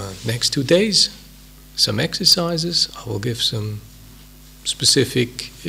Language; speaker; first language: English; non-native, fluent; Swiss German